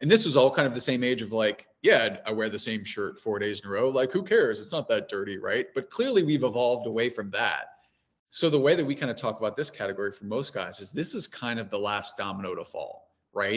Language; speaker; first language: English; native; English